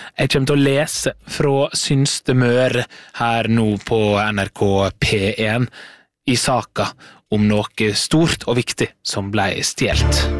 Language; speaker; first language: Norwegian; native; Norwegian